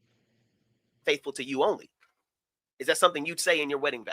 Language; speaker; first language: English; native; English